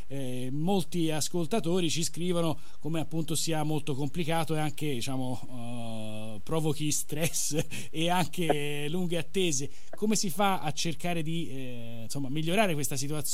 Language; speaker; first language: Italian; native; Italian